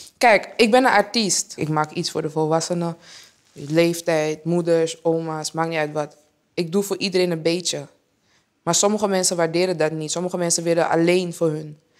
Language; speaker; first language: Dutch; early bilingual, other home language; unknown